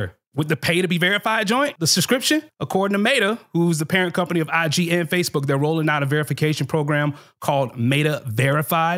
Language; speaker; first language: English; native; English